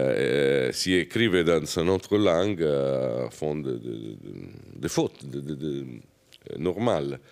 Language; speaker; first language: French; non-native, fluent; Italian